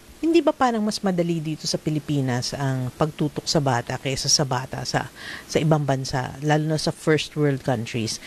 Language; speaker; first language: Filipino; native; Filipino